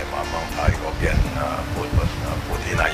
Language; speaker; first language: Thai; non-native, fluent; Indonesian